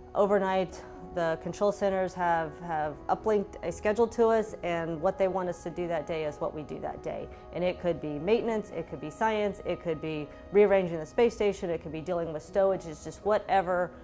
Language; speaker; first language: English; native; English